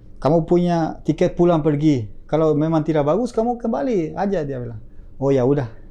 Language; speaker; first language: Indonesian; non-native, fluent; Spanish